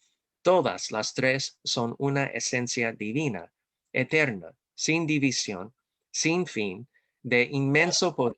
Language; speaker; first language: Spanish; non-native, fluent; English